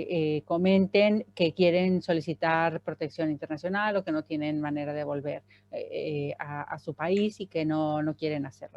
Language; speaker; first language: Spanish; native; Spanish